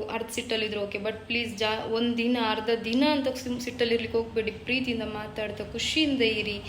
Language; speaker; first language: Kannada; non-native, local second language; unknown